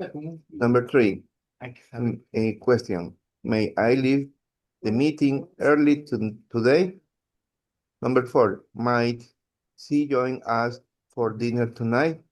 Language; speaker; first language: English; non-native, learner; Spanish